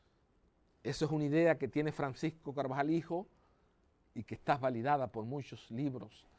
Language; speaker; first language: Spanish; native; Spanish